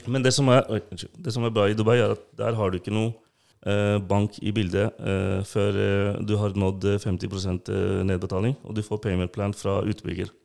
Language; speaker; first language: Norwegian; non-native, local second language; Urdu